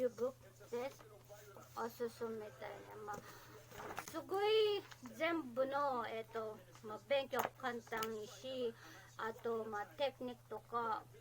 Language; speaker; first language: Japanese; non-native, learner; Filipino